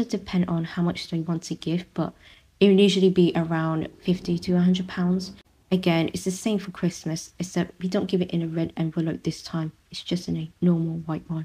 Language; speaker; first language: English; non-native, local second language; Vietnamese